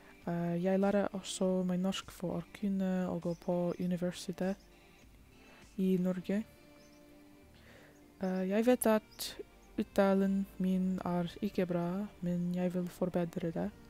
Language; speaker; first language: Norwegian; non-native, learner; English